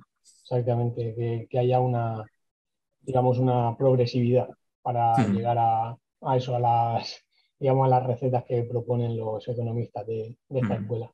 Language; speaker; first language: Spanish; native; Spanish